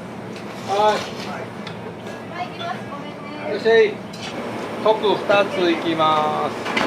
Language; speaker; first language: Japanese; native; Japanese